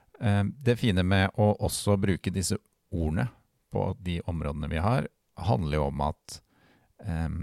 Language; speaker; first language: Norwegian; native; Norwegian